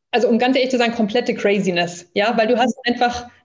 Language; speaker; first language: German; early bilingual, other home language; English